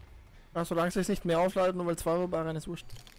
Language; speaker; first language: German; native; German